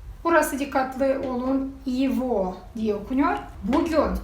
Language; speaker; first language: Turkish; non-native, fluent; Russian